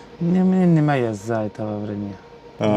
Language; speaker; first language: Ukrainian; non-native, learner; Georgian